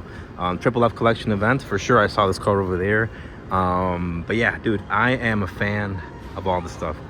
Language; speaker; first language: English; native; English